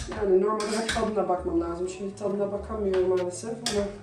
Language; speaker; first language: Turkish; non-native, fluent; Dutch